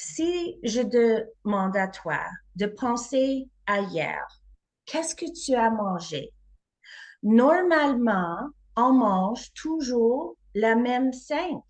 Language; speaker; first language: French; non-native, fluent; English